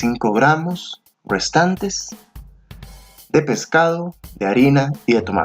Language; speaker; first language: Spanish; native; Spanish